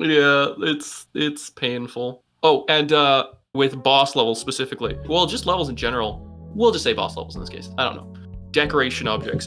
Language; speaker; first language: English; native; English